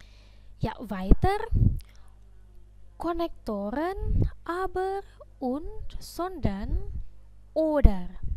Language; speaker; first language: German; non-native, fluent; Indonesian